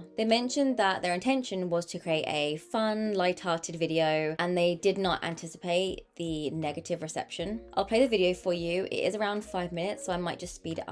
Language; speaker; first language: English; native; English